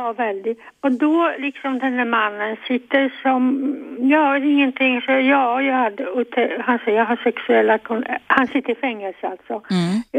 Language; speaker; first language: Swedish; non-native, fluent; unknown